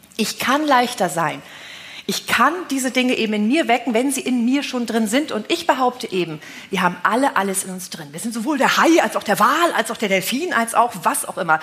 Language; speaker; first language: German; native; German